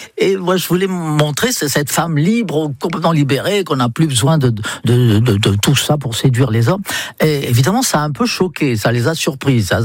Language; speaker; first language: French; non-native, fluent; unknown